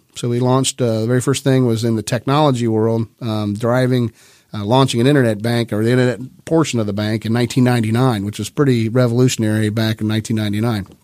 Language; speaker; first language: English; native; English